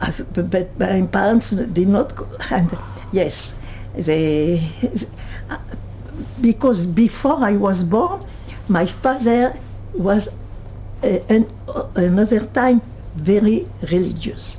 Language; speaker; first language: English; non-native, learner; French